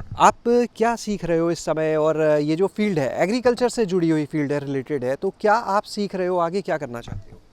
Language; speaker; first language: Hindi; native; Hindi